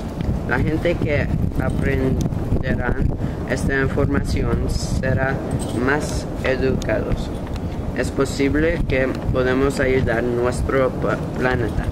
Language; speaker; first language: Spanish; non-native, learner; English